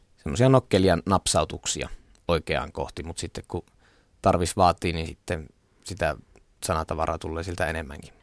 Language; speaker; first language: Finnish; native; Finnish